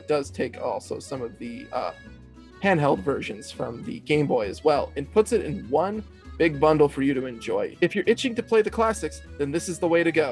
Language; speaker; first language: English; native; English